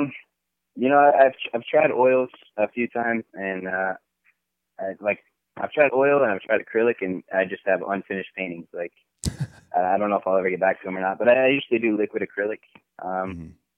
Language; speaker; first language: English; native; English